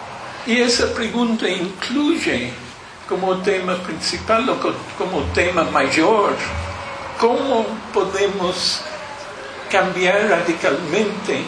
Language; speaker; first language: Spanish; non-native, fluent; English